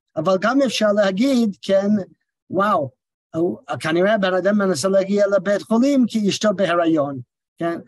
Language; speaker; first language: Hebrew; non-native, fluent; English